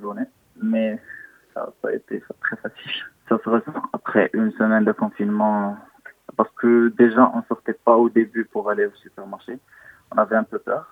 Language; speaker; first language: French; non-native, local second language; Arabic